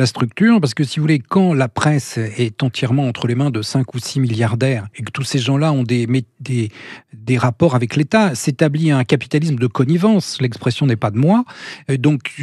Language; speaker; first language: French; native; French